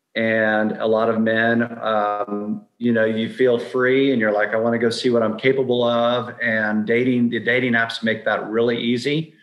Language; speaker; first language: English; native; English